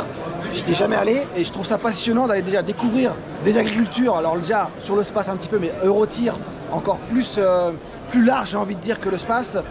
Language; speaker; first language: French; native; French